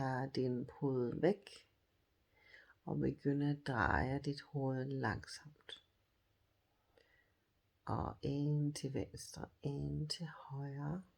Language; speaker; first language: Danish; non-native, fluent; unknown